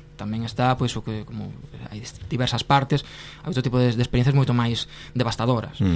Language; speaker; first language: Galician; non-native, local second language; Spanish